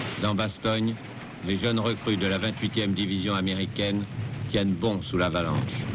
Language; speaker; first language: French; native; French